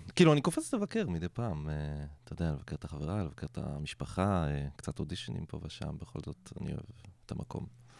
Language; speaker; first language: Hebrew; non-native, local second language; Arabic